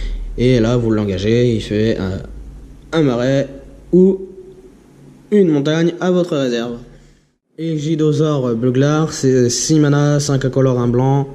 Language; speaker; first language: French; native; French